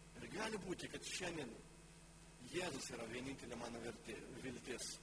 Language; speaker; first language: Lithuanian; non-native, local second language; Polish